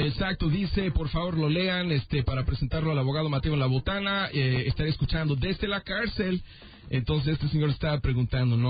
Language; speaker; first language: Spanish; native; Spanish